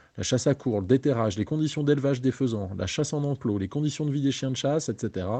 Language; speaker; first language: French; native; French